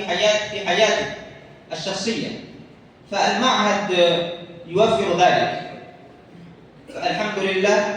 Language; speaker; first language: Arabic; non-native, fluent; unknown